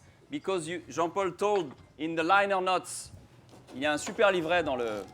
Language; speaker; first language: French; native; French